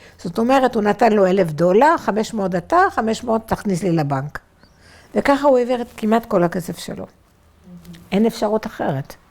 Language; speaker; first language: Hebrew; non-native, fluent; French